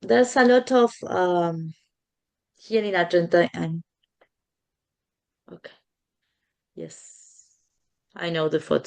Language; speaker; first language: English; non-native, fluent; Spanish